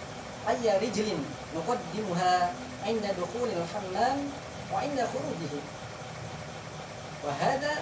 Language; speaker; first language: Arabic; non-native, learner; Indonesian